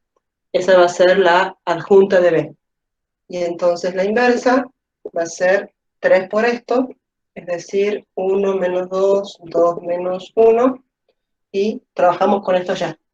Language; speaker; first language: Spanish; native; Spanish